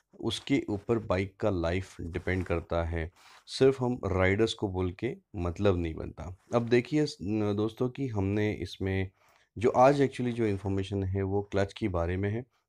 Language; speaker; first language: Hindi; non-native, local second language; Marathi